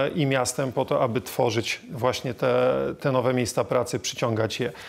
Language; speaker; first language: Polish; native; Polish